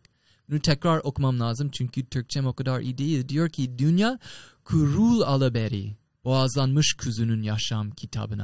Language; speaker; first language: Turkish; non-native, fluent; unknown